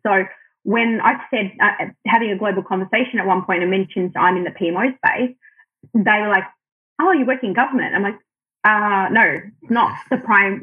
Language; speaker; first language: English; non-native, local second language; Arabic